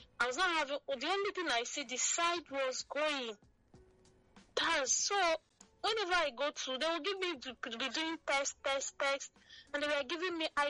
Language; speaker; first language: English; non-native, local second language; Igbo